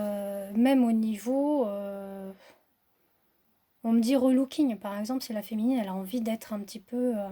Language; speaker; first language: French; native; French